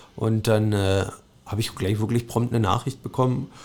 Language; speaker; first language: German; native; German